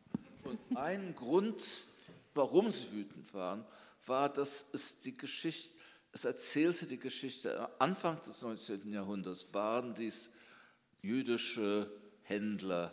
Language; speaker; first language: German; early bilingual, heritage; German